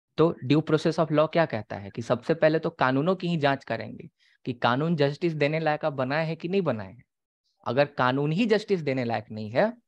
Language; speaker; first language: Hindi; native; Hindi